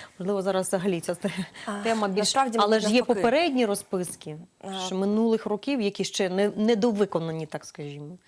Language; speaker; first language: Ukrainian; native; Ukrainian